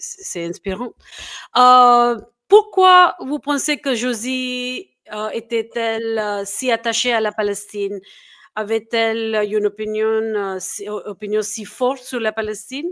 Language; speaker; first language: French; non-native, fluent; English